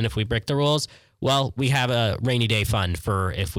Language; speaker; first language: English; native; English